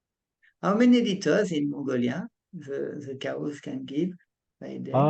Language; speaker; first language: English; non-native, fluent; French